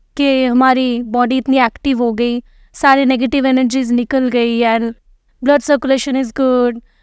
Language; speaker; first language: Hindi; non-native, local second language; Bangla